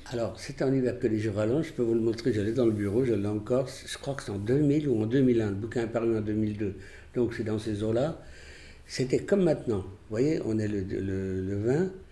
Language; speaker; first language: French; early bilingual, other home language; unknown